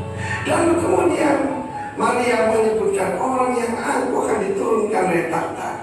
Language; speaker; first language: Indonesian; native; Indonesian